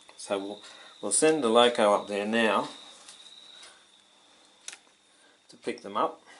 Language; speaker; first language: English; native; English